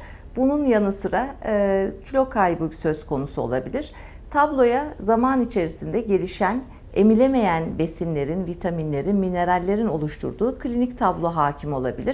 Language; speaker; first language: Turkish; native; Turkish